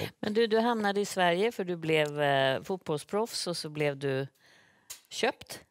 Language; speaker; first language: Swedish; native; Swedish